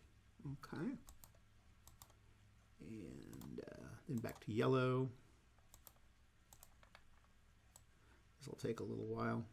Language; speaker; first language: English; native; English